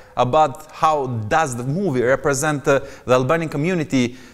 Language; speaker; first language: English; non-native, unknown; Albanian